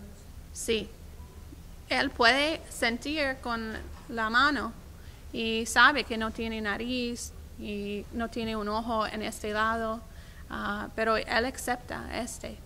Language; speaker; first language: Spanish; non-native, learner; English